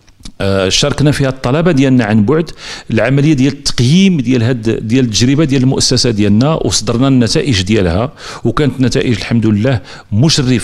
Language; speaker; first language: Arabic; native; Arabic